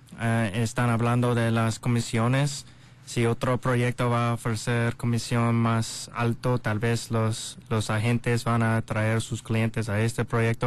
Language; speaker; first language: Spanish; non-native, learner; English